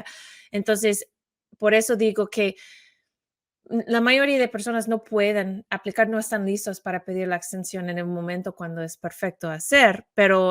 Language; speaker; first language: Spanish; non-native, fluent; English